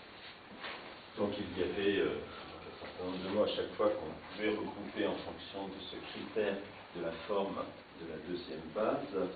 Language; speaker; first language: French; native; French